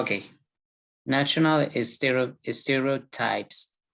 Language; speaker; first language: English; non-native, learner; Spanish